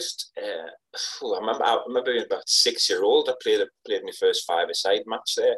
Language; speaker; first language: English; native; English